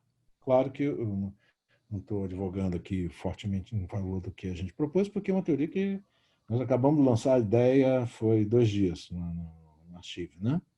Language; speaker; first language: Portuguese; native; Portuguese